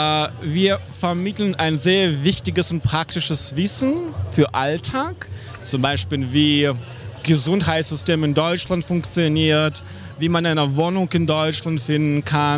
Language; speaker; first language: German; non-native, fluent; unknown